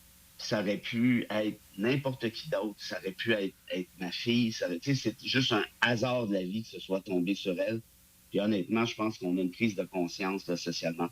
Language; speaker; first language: French; native; French